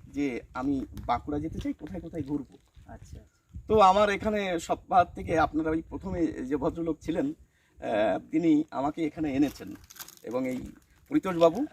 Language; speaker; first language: Bangla; native; Bangla